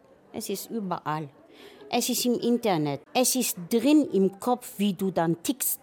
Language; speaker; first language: German; non-native, fluent; Arabic